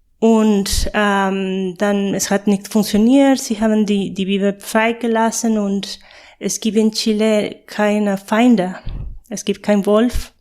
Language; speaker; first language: German; non-native, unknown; Spanish